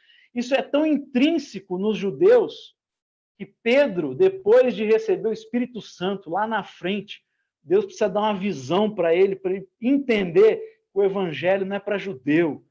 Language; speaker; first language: Portuguese; native; Portuguese